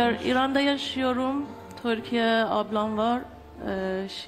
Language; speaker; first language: Turkish; non-native, learner; Persian